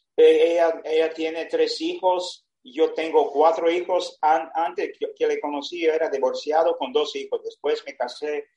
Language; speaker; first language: Spanish; non-native, fluent; Serbian